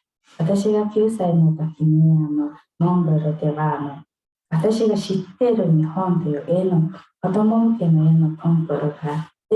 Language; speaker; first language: Japanese; non-native, fluent; Mongolian